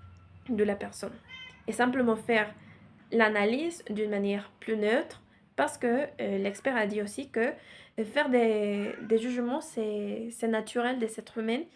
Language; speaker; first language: French; non-native, learner; Spanish